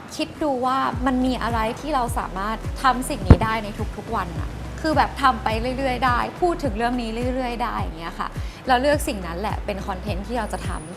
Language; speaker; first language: Thai; native; Thai